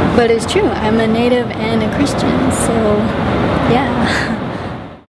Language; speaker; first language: English; native; English